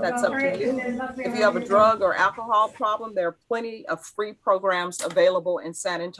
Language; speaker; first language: English; native; English